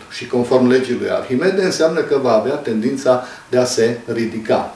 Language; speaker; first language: Romanian; native; Romanian